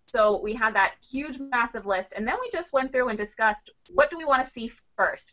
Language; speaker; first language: English; native; English